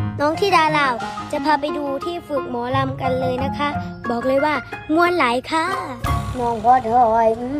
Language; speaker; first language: Thai; early bilingual, other home language; Lao